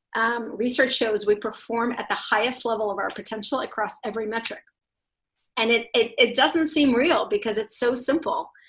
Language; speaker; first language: English; non-native, fluent; Russian